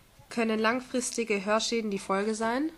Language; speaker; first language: German; native; German